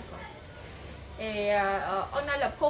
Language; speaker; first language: French; non-native, learner; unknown